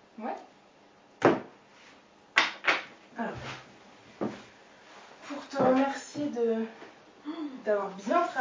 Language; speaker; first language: French; native; French